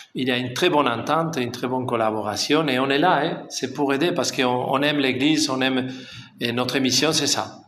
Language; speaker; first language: French; non-native, fluent; Spanish